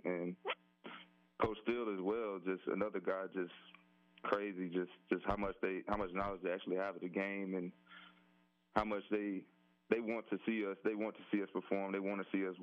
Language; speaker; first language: English; native; English